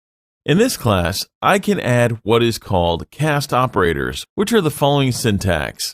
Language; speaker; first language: English; non-native, fluent; French